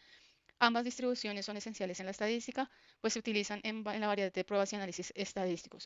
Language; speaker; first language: Spanish; native; Spanish